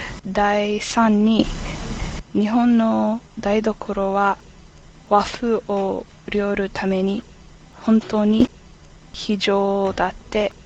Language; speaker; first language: Japanese; non-native, learner; English